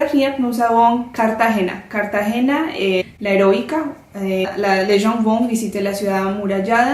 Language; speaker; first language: French; non-native, fluent; Spanish